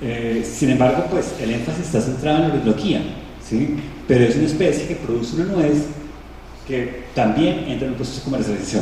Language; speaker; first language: Spanish; native; Spanish